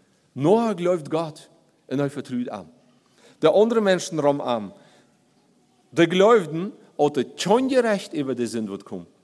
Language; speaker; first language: German; non-native, learner; Plautdietsch